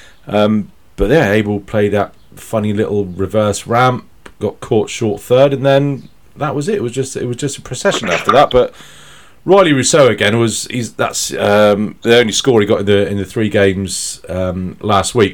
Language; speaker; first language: English; native; English